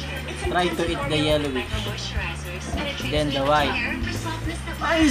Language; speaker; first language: English; non-native, local second language; Filipino